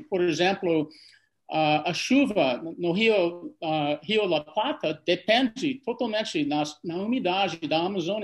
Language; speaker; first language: Portuguese; non-native, fluent; English